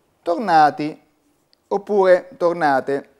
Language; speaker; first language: Italian; native; Italian